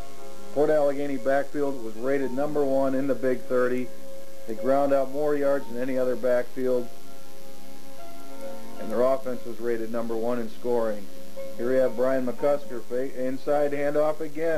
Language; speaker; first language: English; native; English